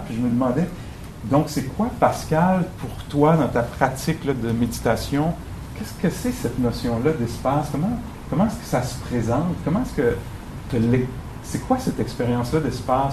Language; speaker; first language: French; native; French